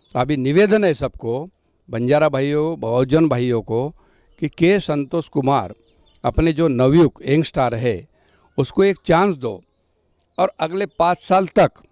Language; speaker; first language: Hindi; non-native, local second language; Lambadi